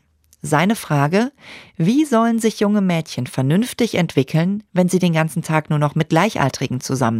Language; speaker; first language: German; native; German